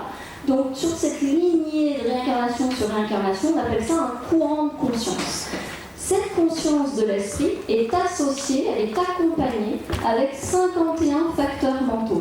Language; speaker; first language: French; native; French